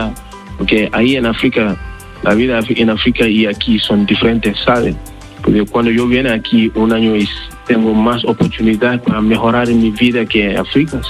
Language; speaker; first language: Spanish; non-native, learner; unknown